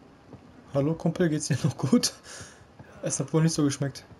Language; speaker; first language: German; native; German